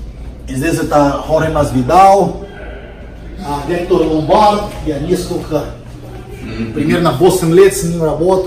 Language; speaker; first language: Russian; non-native, learner; Portuguese